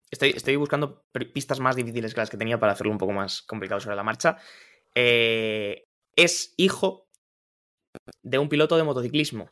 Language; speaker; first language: Spanish; native; Spanish